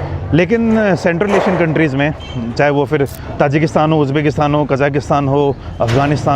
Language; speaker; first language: Hindi; native; Hindi